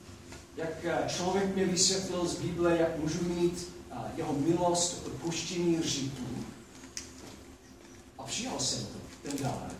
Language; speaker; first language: Czech; non-native, fluent; English